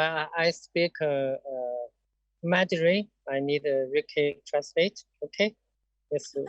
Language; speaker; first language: English; non-native, learner; Chinese